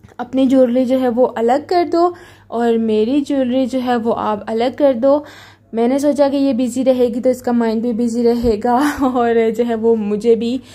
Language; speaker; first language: Urdu; native; Urdu